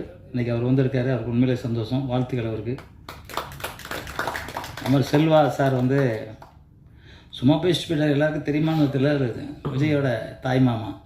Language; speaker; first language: Tamil; native; Tamil